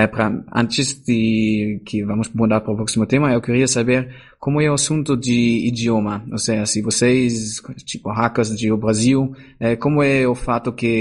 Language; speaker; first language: Portuguese; non-native, fluent; German